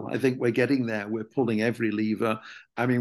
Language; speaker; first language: English; native; English